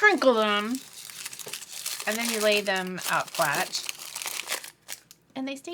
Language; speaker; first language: English; native; English